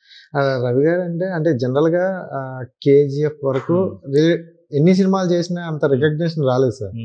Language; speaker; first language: Telugu; native; Telugu